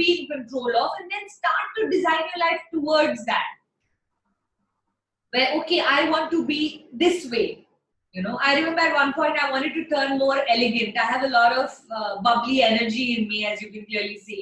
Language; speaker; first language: English; non-native, local second language; Hindi